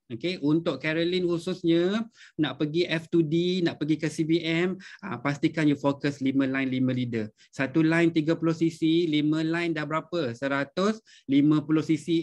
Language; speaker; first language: Malay; native; Malay